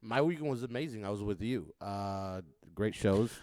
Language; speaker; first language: English; native; English